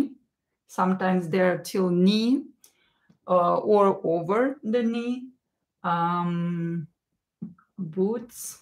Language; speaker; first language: English; non-native, fluent; Russian